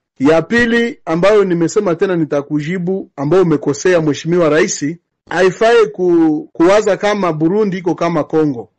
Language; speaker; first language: Swahili; native; Swahili